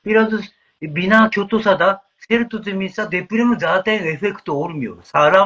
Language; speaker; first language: Turkish; non-native, learner; Japanese